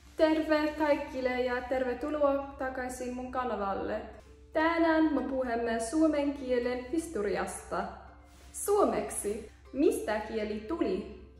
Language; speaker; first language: Finnish; non-native, learner; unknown